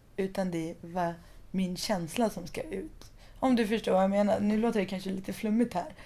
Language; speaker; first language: Swedish; early bilingual, other home language; Persian